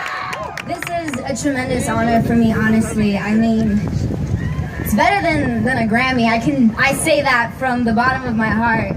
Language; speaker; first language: English; native; English